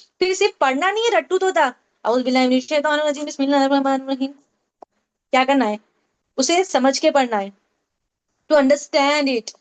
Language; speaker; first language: Urdu; native; Urdu